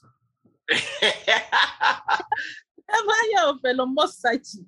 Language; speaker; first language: English; non-native, local second language; Igbo